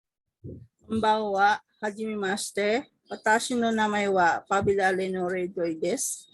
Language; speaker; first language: Japanese; non-native, learner; Filipino